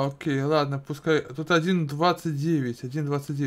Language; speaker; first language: Russian; native; Russian